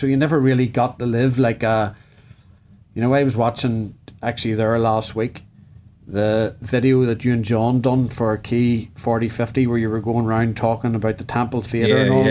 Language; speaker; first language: English; native; English